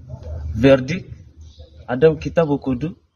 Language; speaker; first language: Turkish; non-native, learner; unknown